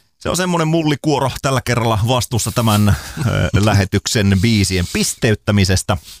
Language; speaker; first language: Finnish; native; Finnish